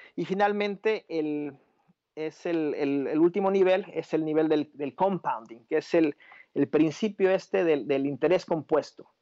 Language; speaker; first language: Spanish; native; Spanish